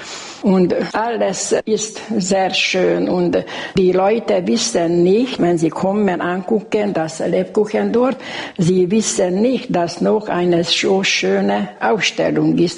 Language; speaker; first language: German; non-native, local second language; Hungarian